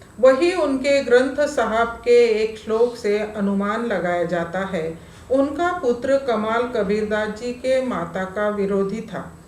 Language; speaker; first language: Hindi; non-native, local second language; Marathi